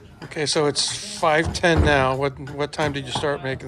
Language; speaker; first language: English; native; English